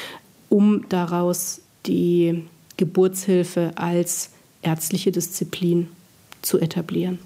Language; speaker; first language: German; native; German